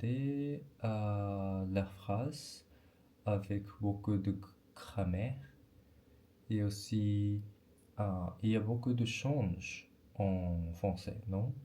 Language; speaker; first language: French; non-native, learner; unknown